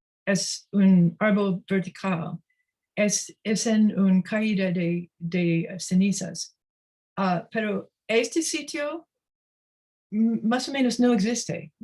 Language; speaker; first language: Spanish; non-native, learner; English